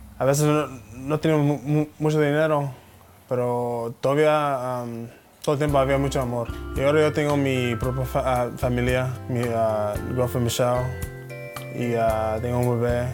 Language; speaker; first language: Spanish; early bilingual, heritage; Spanish